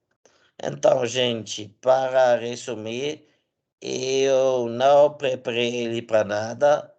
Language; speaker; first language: Portuguese; non-native, learner; English